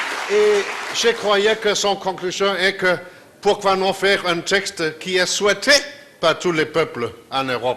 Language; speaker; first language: French; non-native, fluent; Danish